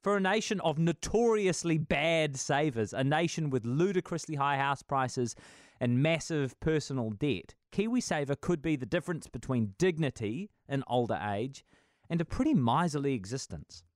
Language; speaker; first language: English; native; English